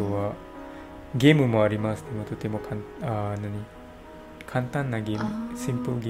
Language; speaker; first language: Japanese; non-native, learner; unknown